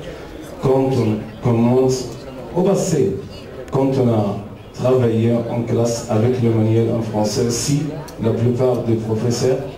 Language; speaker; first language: French; non-native, fluent; Arabic